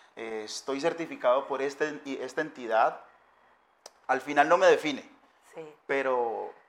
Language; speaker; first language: Spanish; native; Spanish